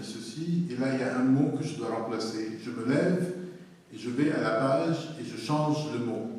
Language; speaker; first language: French; non-native, local second language; Arabic